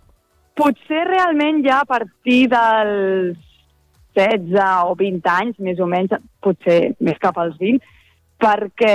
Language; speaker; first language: Catalan; native; Catalan